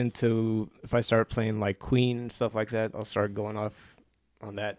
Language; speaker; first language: English; native; English